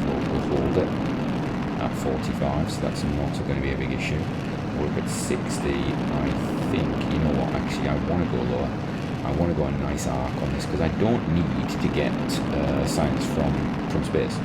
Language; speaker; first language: English; native; English